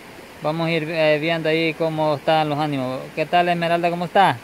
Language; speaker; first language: Spanish; native; Spanish